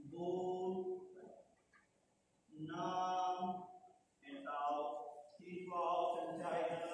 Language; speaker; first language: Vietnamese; non-native, learner; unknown